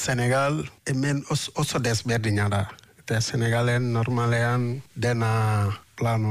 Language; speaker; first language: Basque; non-native, fluent; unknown